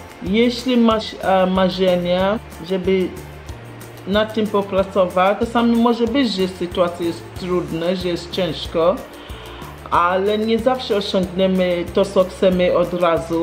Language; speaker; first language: Polish; non-native, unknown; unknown